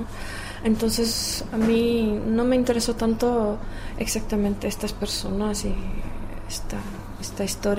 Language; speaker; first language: Spanish; non-native, fluent; Czech